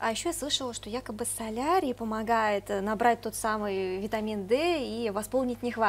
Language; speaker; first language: Russian; native; Russian